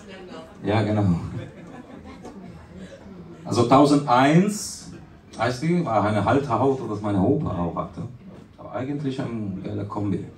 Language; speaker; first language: German; non-native, fluent; Italian